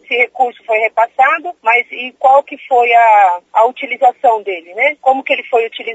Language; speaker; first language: Portuguese; native; Portuguese